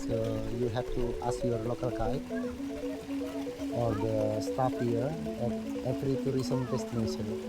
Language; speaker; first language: English; non-native, learner; Indonesian